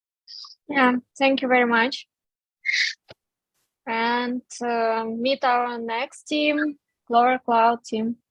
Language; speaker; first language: English; non-native, fluent; Russian